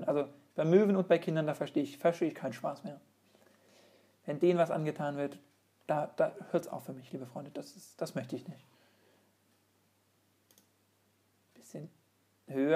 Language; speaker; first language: German; native; German